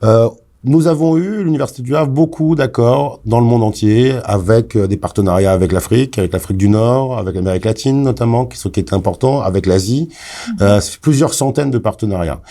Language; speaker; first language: French; native; French